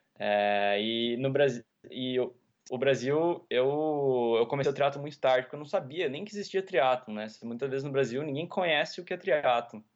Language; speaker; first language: Portuguese; native; Portuguese